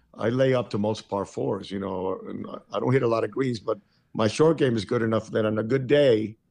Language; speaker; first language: English; early bilingual, other home language; Spanish